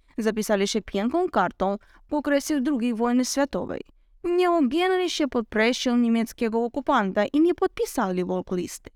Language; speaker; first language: Polish; non-native, learner; Ukrainian